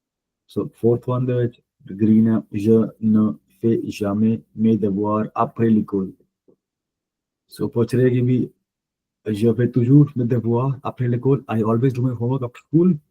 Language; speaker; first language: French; non-native, fluent; Punjabi